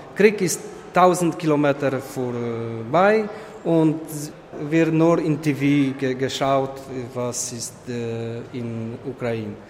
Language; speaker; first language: German; non-native, learner; Polish